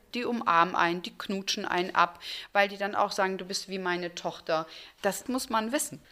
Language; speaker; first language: German; early bilingual, other home language; Turkish